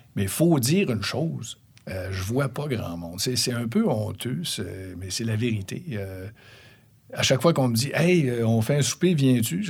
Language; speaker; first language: French; native; French